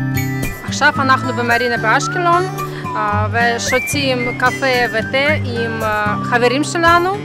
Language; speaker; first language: Hebrew; non-native, learner; Russian